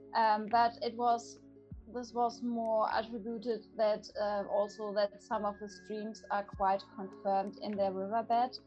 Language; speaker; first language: English; non-native, fluent; German